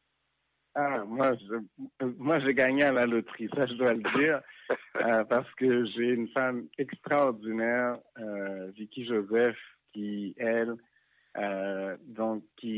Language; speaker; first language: French; non-native, local second language; Haitian Creole